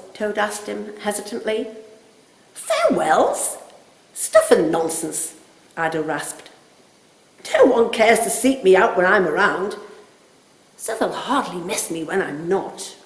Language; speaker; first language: English; native; English